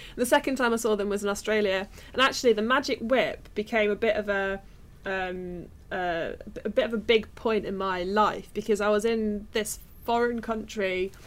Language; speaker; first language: English; native; English